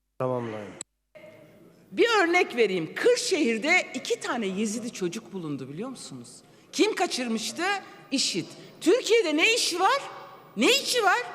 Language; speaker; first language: Turkish; non-native, local second language; Kurdish